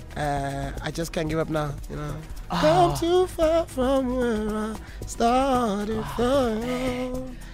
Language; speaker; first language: English; non-native, local second language; Zulu